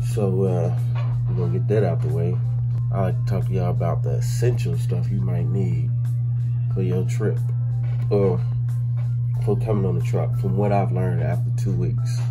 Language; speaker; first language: English; native; English